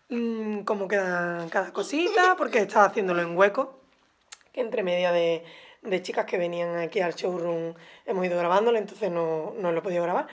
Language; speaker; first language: Spanish; native; Spanish